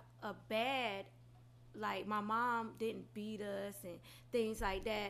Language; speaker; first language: English; native; English